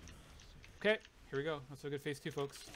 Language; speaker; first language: English; native; English